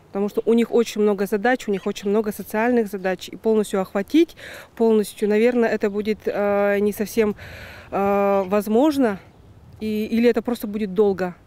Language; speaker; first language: Russian; native; Russian